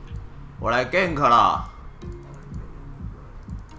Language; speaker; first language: Chinese; native; Chinese